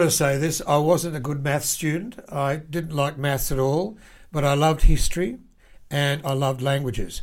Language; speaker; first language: English; native; English